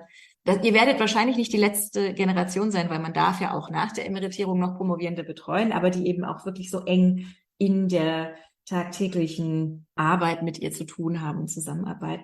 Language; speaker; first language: German; native; German